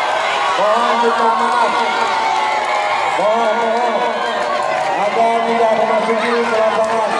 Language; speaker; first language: Indonesian; native; Indonesian